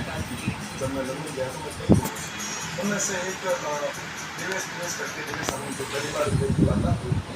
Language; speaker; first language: Hindi; non-native, local second language; Rajasthani